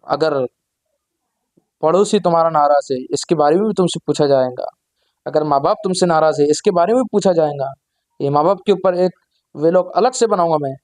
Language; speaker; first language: Urdu; native; Urdu